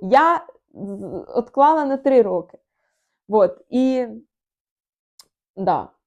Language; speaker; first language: Ukrainian; non-native, local second language; Russian